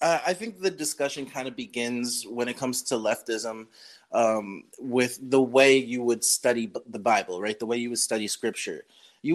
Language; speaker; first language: English; native; English